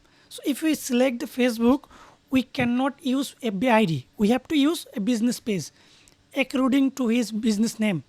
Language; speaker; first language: English; non-native, learner; Bangla